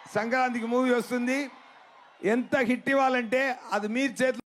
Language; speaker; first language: Telugu; non-native, learner; Tamil